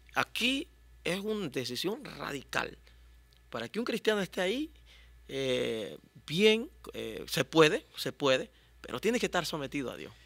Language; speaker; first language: Spanish; native; Spanish